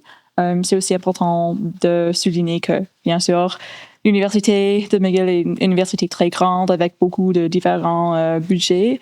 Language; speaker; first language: French; non-native, local second language; English